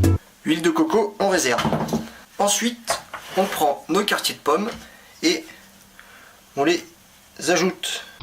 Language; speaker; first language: French; native; French